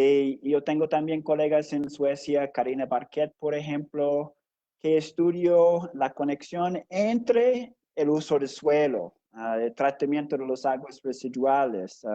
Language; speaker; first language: Spanish; non-native, fluent; English